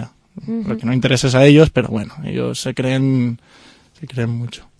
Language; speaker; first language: Spanish; native; Spanish